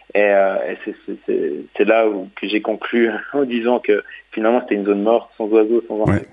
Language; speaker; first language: French; native; French